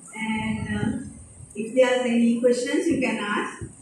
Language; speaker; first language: English; non-native, local second language; Sinhala